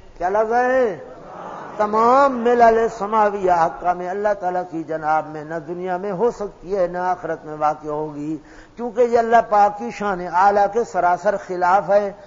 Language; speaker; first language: Urdu; non-native, local second language; Pashto